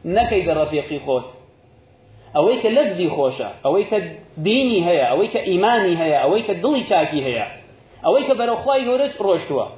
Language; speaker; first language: Central Kurdish; native; Central Kurdish